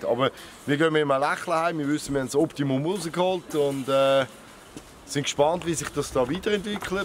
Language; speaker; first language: German; native; German